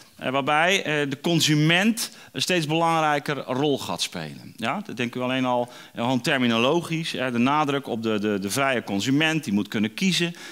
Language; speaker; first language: Dutch; native; Dutch